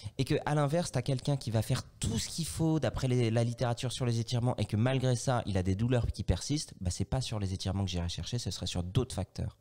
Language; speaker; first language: French; native; French